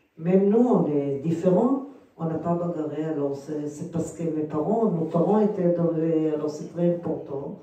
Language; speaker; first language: French; early bilingual, heritage; Hebrew